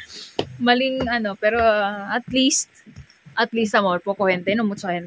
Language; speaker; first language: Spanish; non-native, learner; Filipino